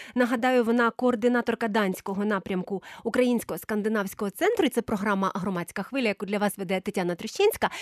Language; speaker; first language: Ukrainian; native; Ukrainian